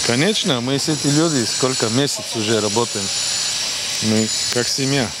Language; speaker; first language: Russian; non-native, fluent; Bulgarian